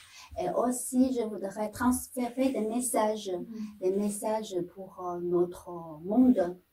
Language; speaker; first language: French; non-native, fluent; Chinese